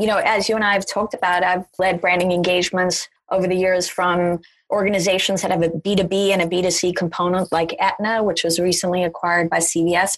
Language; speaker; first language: English; native; English